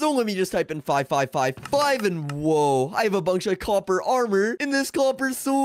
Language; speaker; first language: English; native; English